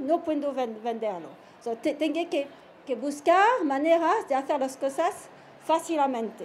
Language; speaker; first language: Spanish; non-native, learner; French